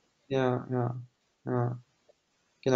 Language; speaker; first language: German; non-native, fluent; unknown